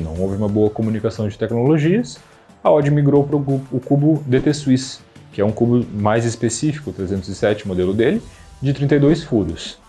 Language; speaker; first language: Portuguese; native; Portuguese